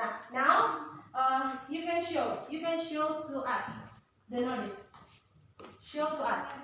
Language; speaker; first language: English; non-native, learner; Indonesian